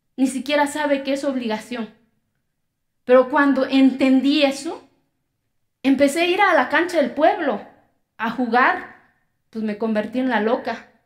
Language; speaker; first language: Spanish; non-native, local second language; Zapotec